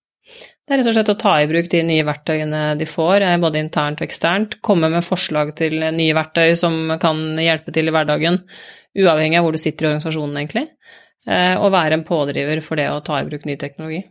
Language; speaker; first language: Norwegian; native; Norwegian